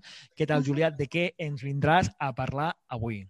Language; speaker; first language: Catalan; native; Catalan